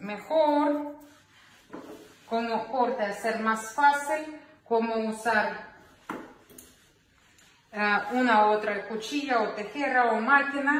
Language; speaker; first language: Spanish; non-native, learner; Ukrainian